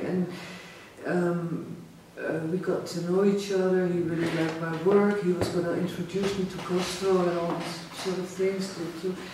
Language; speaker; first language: English; non-native, fluent; Dutch